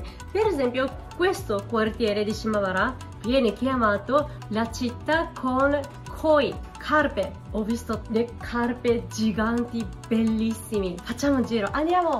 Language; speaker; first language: Italian; non-native, fluent; Japanese